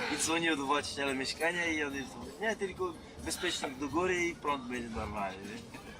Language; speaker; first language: Polish; non-native, learner; Portuguese